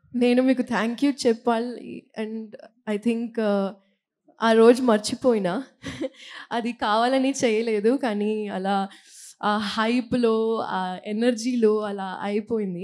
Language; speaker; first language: Telugu; non-native, local second language; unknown